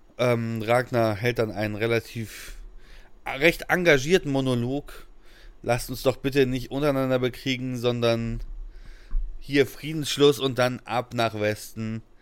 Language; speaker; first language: German; native; German